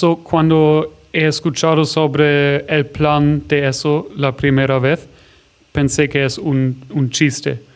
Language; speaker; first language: Spanish; non-native, fluent; German